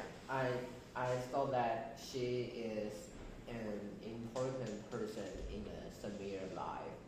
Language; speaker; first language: English; non-native, learner; Chinese